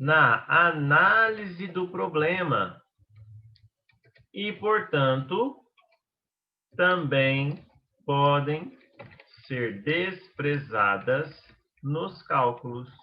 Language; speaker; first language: Portuguese; native; Portuguese